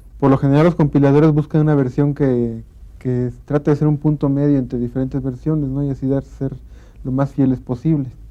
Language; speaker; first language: Spanish; native; Spanish